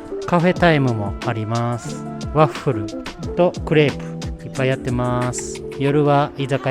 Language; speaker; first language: Japanese; native; Japanese